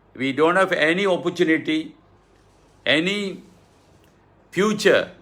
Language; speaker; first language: English; non-native, local second language; Tamil